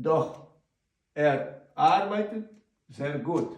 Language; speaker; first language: German; non-native, learner; Ukrainian